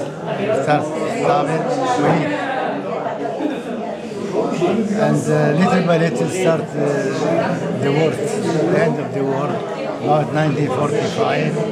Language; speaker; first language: English; non-native, learner; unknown